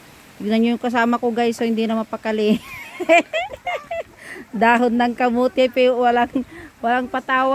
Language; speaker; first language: Filipino; non-native, local second language; Iloko